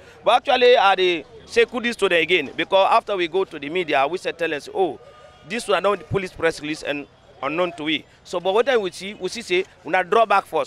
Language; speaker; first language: English; non-native, local second language; Krio